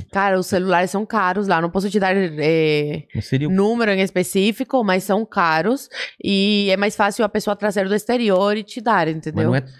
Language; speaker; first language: Portuguese; early bilingual, other home language; Spanish